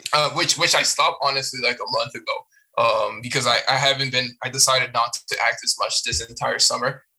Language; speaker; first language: English; non-native, fluent; French